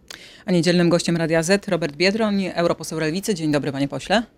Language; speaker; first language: Polish; native; Polish